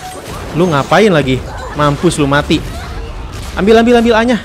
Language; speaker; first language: Indonesian; native; Indonesian